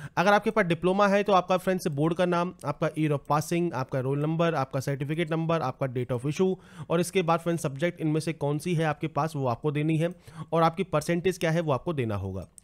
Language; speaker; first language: Hindi; native; Hindi